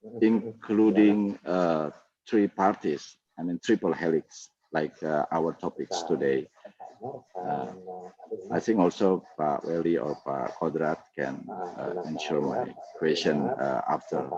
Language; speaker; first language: English; non-native, fluent; Indonesian